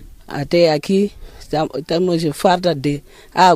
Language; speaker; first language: Portuguese; non-native, local second language; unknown